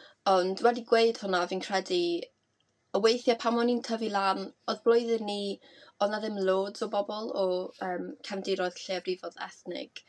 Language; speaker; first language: Welsh; native; Welsh